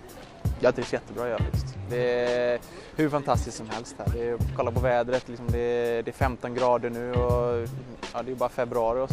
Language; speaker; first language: Swedish; native; Swedish